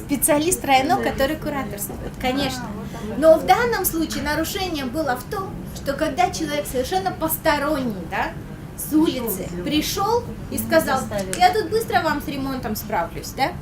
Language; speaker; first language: Russian; native; Russian